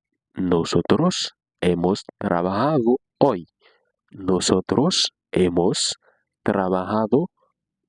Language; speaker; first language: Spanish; non-native, learner; Haitian Creole